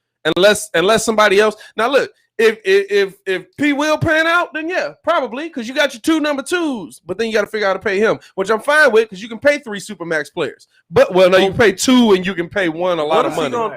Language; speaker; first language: English; native; English